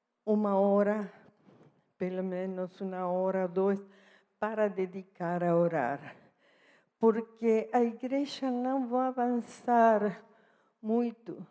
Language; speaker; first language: Portuguese; non-native, fluent; Spanish